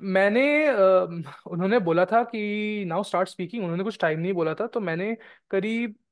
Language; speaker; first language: Hindi; non-native, local second language; Bangla